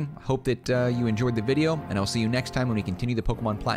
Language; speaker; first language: English; native; English